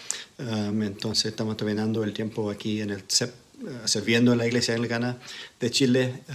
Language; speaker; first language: Spanish; non-native, fluent; English